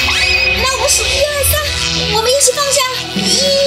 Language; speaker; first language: Chinese; native; Chinese